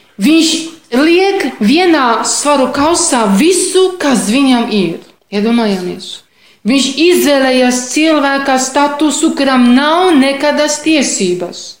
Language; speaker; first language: Latvian; non-native, fluent; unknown